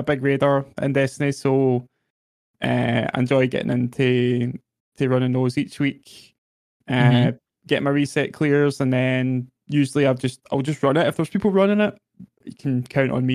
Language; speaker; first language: English; native; English